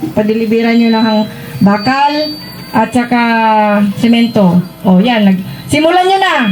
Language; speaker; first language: Filipino; non-native, local second language; Iloko